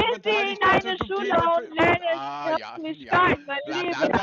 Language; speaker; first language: German; non-native, learner; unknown